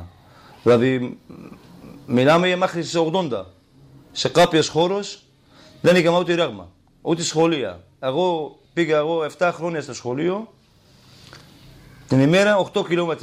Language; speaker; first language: Greek; non-native, learner; Kurdish